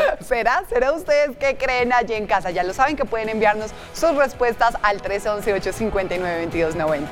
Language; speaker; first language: Spanish; native; Spanish